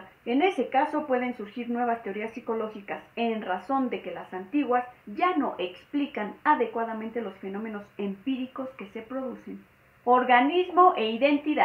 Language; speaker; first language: Spanish; native; Spanish